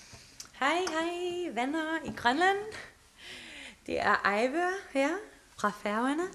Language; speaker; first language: Danish; non-native, local second language; Faroese